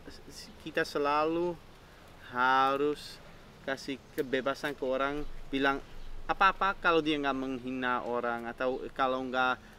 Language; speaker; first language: Indonesian; non-native, fluent; Dutch